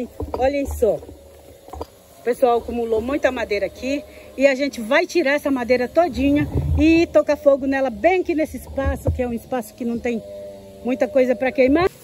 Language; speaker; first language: Portuguese; native; Portuguese